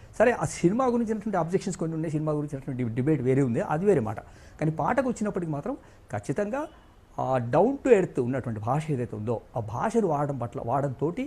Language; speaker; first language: Telugu; native; Telugu